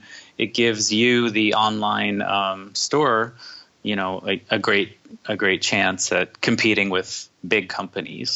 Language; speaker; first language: English; native; English